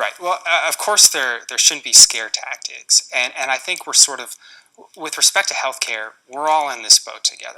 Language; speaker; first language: English; native; English